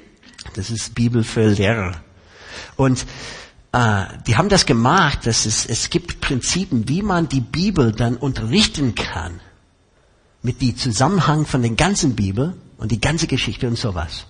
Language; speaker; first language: German; non-native, fluent; English